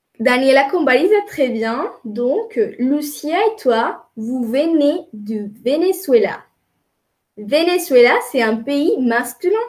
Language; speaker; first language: French; non-native, fluent; Spanish